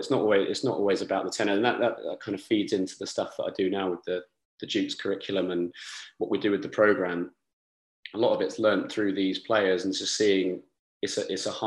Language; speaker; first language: English; native; English